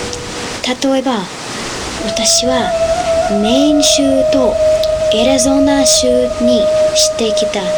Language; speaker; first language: Japanese; non-native, learner; English